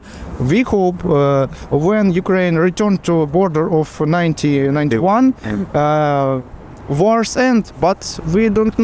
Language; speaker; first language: English; non-native, learner; Ukrainian